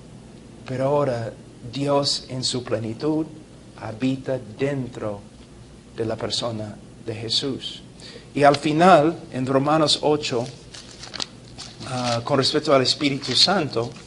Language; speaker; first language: Spanish; non-native, fluent; English